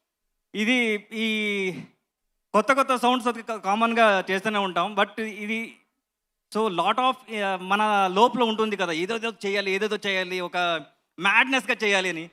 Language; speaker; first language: Telugu; non-native, learner; Kannada